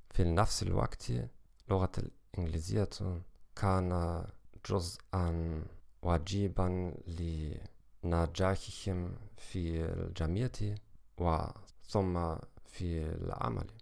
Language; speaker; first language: Arabic; non-native, learner; German